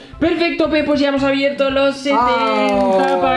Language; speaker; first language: Spanish; native; Spanish